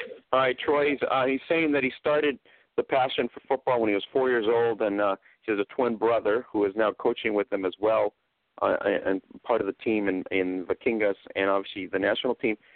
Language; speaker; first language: English; early bilingual, other home language; Spanish